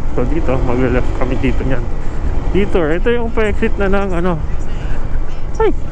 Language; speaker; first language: Filipino; native; Filipino